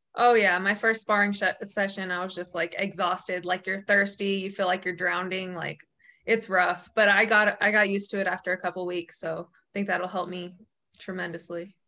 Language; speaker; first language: English; native; English